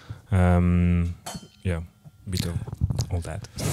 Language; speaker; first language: English; non-native, fluent; French